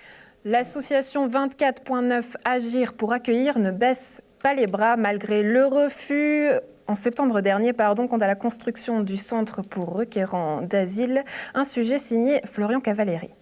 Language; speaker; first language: French; native; French